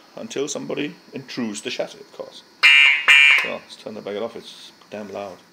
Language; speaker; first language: English; native; English